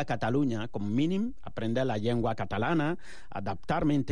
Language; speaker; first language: Catalan; non-native, fluent; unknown